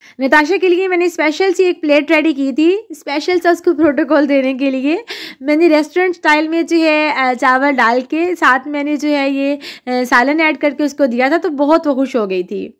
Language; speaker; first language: Urdu; native; Urdu